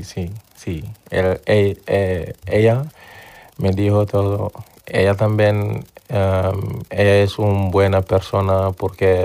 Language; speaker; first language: Spanish; non-native, learner; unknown